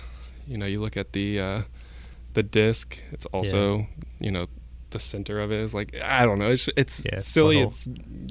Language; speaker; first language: English; native; English